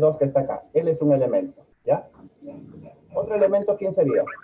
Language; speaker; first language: Spanish; native; Spanish